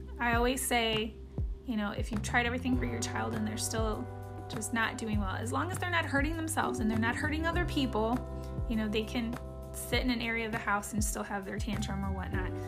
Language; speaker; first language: English; native; English